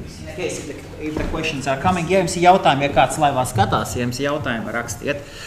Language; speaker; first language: Latvian; native; Latvian